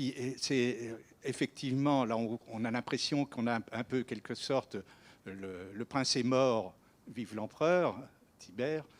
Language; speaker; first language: French; native; French